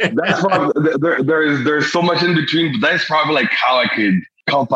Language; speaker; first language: English; non-native, local second language; Kinyarwanda